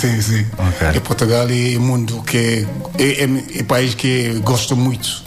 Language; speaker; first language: Portuguese; non-native, learner; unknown